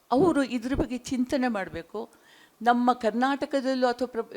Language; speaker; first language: Kannada; non-native, local second language; Konkani